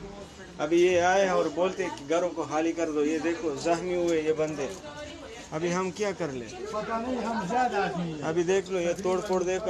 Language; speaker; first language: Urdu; non-native, local second language; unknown